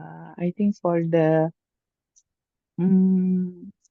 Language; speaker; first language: English; non-native, learner; Indonesian